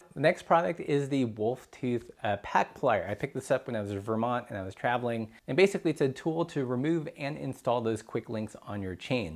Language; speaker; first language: English; native; English